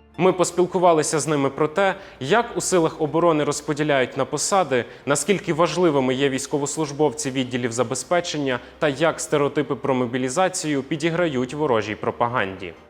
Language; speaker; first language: Ukrainian; native; Ukrainian